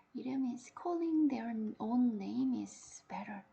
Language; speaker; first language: English; non-native, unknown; Korean